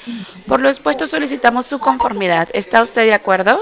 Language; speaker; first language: Spanish; native; Spanish